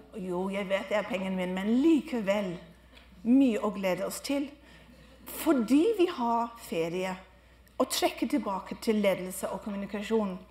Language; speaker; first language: Norwegian; non-native, fluent; English